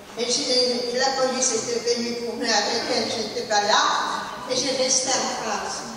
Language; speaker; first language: French; non-native, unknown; Polish